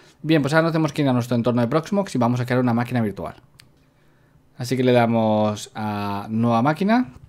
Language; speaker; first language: Spanish; native; Spanish